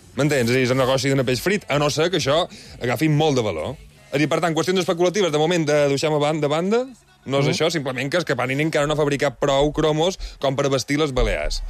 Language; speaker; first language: Catalan; native; Catalan